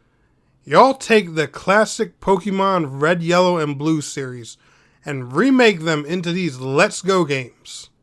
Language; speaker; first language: English; native; English